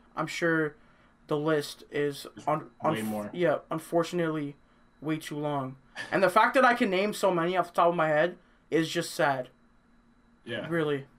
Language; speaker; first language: English; native; English